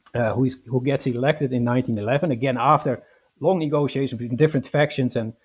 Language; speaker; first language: English; non-native, fluent; Dutch